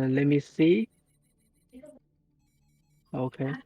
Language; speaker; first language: English; non-native, learner; Chinese